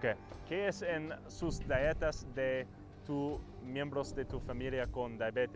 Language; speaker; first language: Spanish; non-native, learner; English